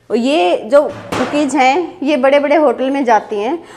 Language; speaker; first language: Hindi; native; Hindi